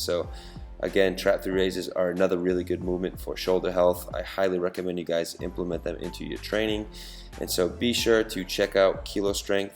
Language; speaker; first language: English; native; English